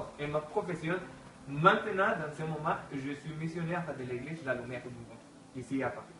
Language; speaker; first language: French; non-native, learner; Spanish